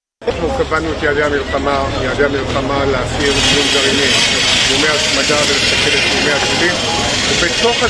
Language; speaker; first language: Hebrew; native; Hebrew